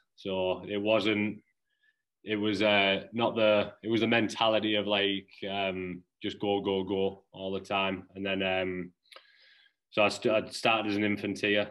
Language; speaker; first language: English; native; English